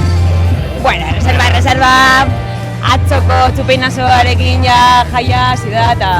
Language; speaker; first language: Basque; non-native, local second language; Spanish